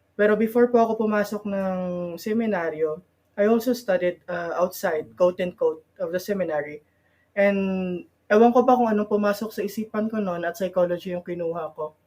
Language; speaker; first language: Filipino; non-native, local second language; Hiligaynon